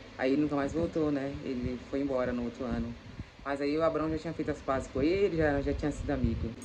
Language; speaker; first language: Portuguese; native; Portuguese